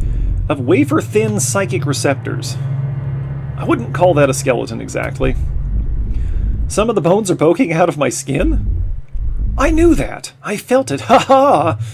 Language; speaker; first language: English; native; English